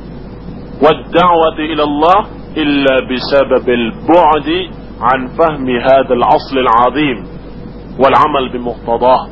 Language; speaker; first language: Arabic; non-native, fluent; Indonesian